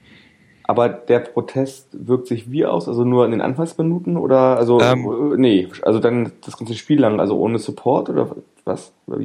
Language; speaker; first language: German; native; German